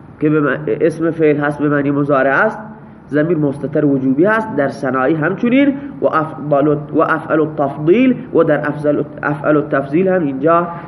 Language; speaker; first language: Persian; non-native, local second language; Baluchi